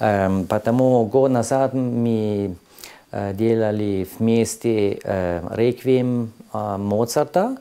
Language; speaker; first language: Ukrainian; non-native, learner; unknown